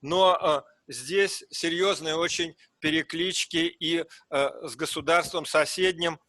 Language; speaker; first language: Russian; native; Russian